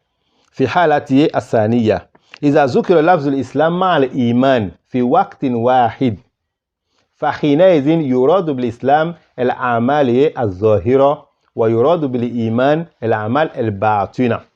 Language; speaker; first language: Arabic; non-native, fluent; Yoruba